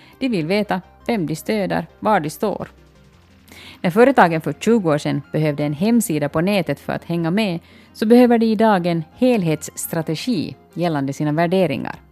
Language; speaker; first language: Swedish; native; Swedish